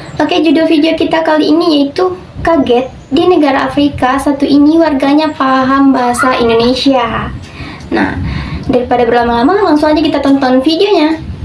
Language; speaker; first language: Indonesian; native; Indonesian